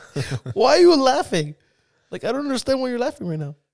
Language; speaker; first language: English; early bilingual, other home language; Spanish